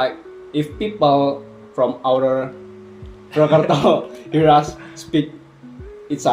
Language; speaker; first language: English; non-native, learner; Javanese